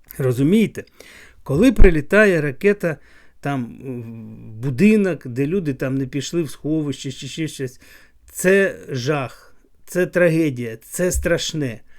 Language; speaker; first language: Ukrainian; non-native, local second language; Russian